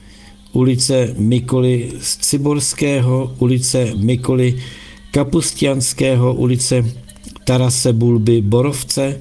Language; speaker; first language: Czech; native; Czech